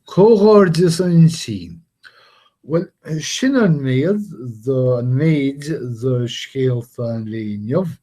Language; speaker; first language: Irish; non-native, fluent; English